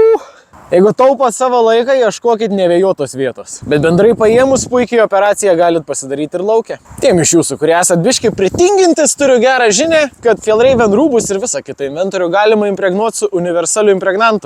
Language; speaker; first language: Lithuanian; native; Lithuanian